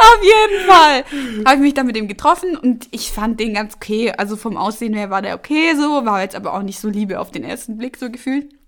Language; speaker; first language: German; native; German